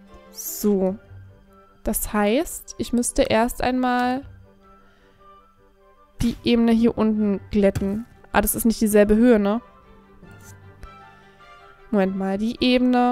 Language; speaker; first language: German; native; German